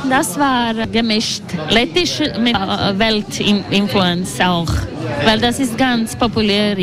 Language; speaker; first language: German; non-native, learner; Latvian